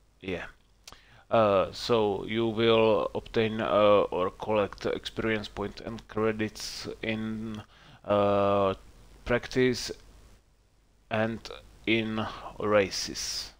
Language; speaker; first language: English; non-native, learner; Czech